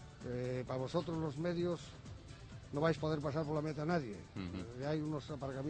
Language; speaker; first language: Spanish; native; Spanish